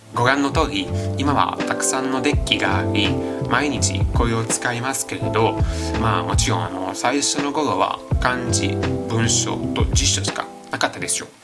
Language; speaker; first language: Japanese; non-native, fluent; Italian